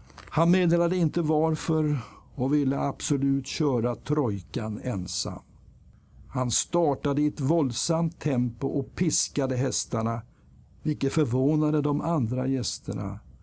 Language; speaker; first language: Swedish; native; Swedish